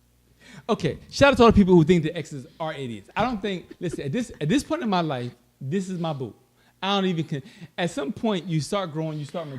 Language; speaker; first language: English; native; English